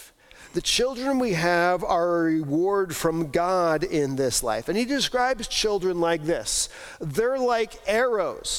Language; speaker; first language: English; native; English